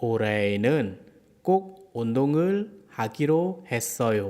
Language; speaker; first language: Korean; non-native, fluent; Khmer